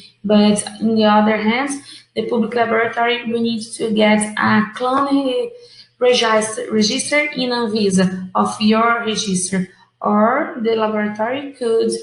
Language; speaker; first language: English; non-native, fluent; Portuguese